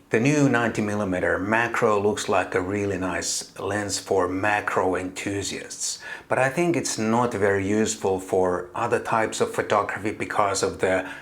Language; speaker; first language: English; non-native, fluent; Finnish